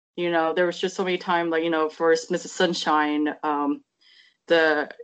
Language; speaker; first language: English; native; English